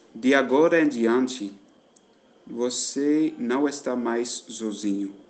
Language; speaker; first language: Portuguese; non-native, fluent; Dutch